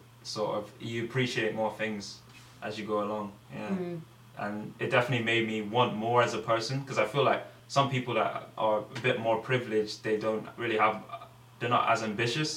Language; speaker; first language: English; native; English